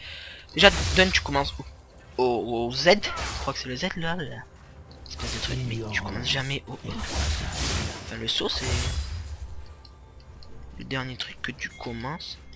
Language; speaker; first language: French; native; French